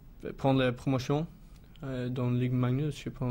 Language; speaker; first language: French; non-native, learner; Swedish